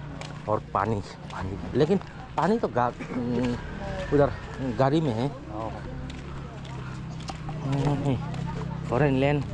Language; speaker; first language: Hindi; non-native, local second language; Mizo